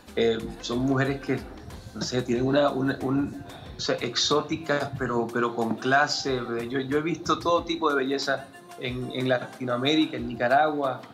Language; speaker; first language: Spanish; early bilingual, heritage; Spanish